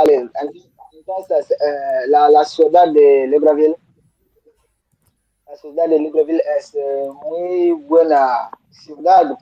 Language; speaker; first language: Spanish; non-native, learner; French